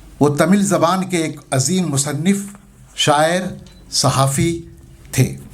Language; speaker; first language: Urdu; native; Urdu